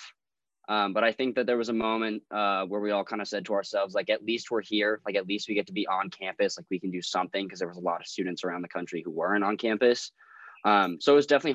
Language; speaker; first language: English; native; English